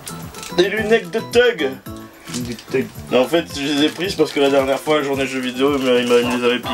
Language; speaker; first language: French; native; French